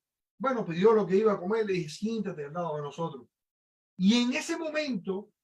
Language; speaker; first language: Spanish; native; Spanish